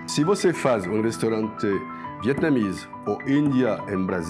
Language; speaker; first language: Portuguese; non-native, learner; French